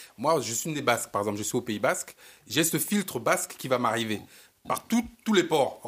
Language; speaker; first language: French; early bilingual, other home language; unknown